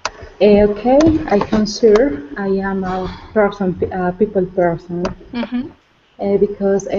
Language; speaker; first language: English; non-native, learner; Spanish